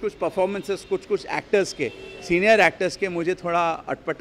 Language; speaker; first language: Hindi; native; Hindi